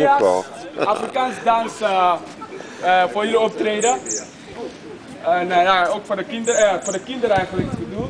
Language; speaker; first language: Dutch; non-native, learner; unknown